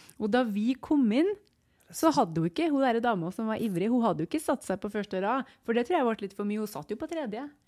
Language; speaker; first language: Norwegian; native; Norwegian